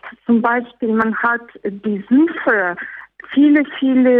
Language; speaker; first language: German; non-native, fluent; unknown